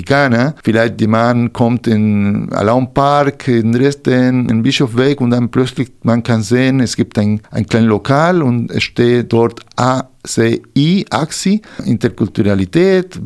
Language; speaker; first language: German; non-native, fluent; Spanish